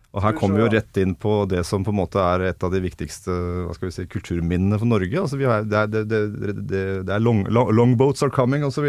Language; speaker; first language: Norwegian; native; Norwegian